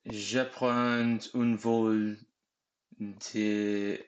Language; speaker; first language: French; non-native, learner; English